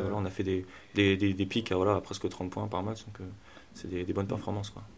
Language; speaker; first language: French; native; French